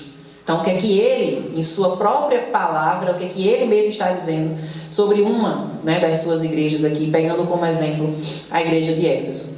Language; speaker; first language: Portuguese; native; Portuguese